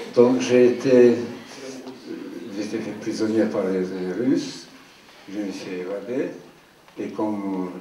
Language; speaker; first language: French; non-native, fluent; Polish